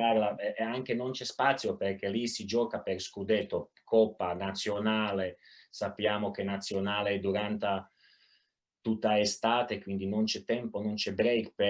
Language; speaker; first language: Italian; non-native, fluent; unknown